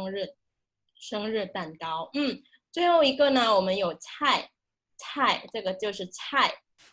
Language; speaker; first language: Chinese; non-native, fluent; Indonesian